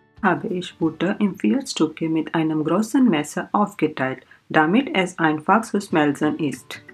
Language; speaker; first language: German; non-native, learner; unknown